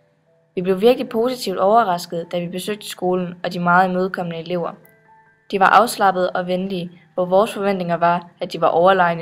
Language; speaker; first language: Danish; native; Danish